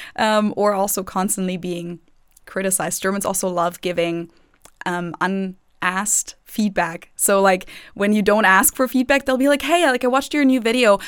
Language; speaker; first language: English; non-native, fluent; German